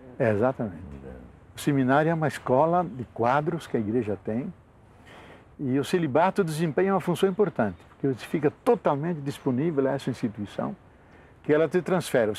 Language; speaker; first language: Portuguese; non-native, local second language; Italian